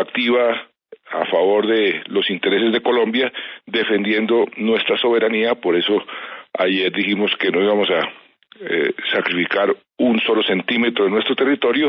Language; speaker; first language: Spanish; native; Spanish